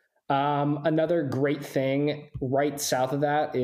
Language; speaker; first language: English; native; English